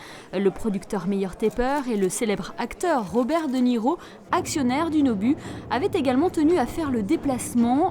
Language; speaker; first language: French; native; French